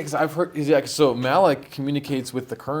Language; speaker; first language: English; native; English